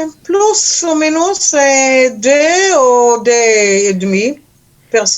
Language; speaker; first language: French; non-native, learner; Hebrew